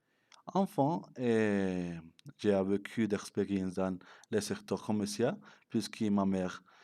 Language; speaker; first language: French; non-native, learner; Spanish